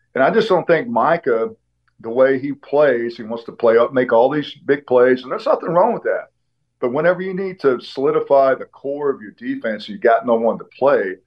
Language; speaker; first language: English; native; English